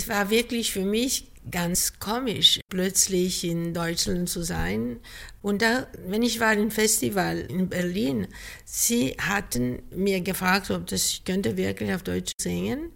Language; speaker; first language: German; non-native, fluent; Greek